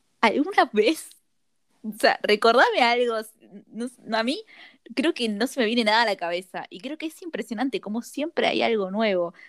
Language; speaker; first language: Spanish; native; Spanish